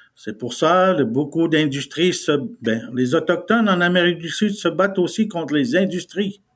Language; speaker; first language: French; non-native, fluent; Innu-aimun